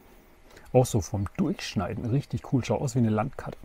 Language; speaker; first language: German; native; German